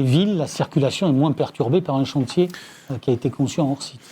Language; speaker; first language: French; native; French